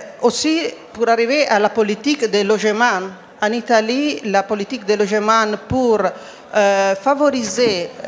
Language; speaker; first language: French; non-native, fluent; Italian